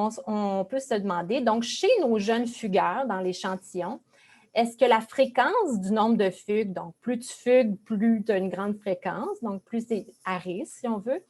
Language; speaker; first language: French; native; French